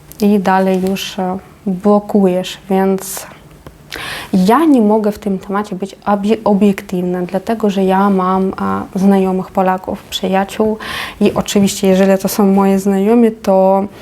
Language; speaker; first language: Polish; non-native, fluent; Ukrainian